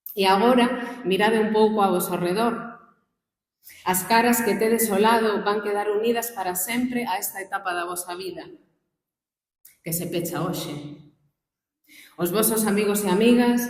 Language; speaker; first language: Galician; non-native, local second language; Spanish